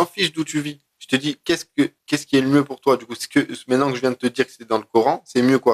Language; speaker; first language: French; native; French